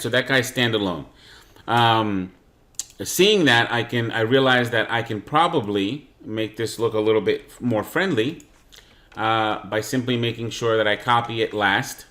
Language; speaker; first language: English; native; English